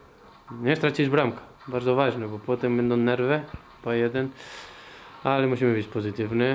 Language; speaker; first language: Polish; non-native, learner; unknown